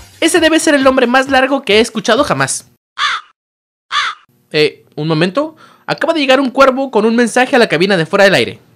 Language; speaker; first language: Spanish; native; Spanish